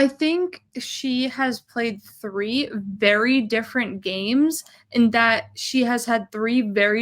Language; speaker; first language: English; native; English